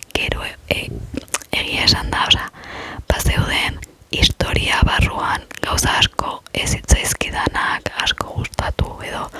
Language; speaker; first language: Basque; non-native, local second language; Spanish